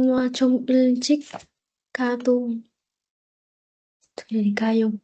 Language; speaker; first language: Korean; non-native, learner; Vietnamese